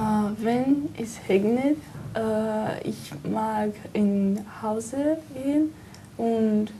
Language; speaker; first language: German; non-native, learner; Portuguese